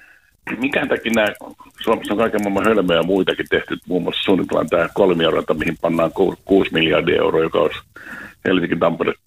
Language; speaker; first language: Finnish; native; Finnish